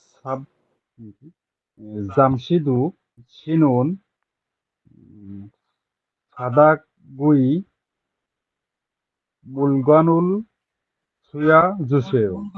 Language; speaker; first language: Korean; non-native, learner; Bangla